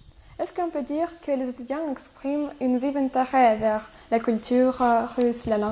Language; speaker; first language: French; non-native, fluent; Russian